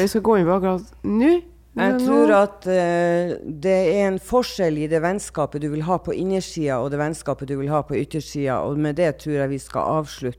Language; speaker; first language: Norwegian; native; Norwegian